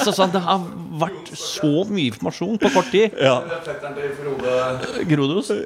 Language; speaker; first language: Norwegian; native; Norwegian